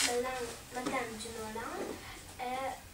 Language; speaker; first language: French; non-native, learner; Russian